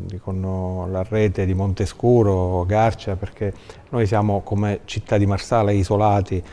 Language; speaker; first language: Italian; native; Italian